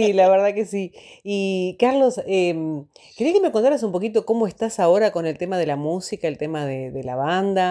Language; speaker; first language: Spanish; native; Spanish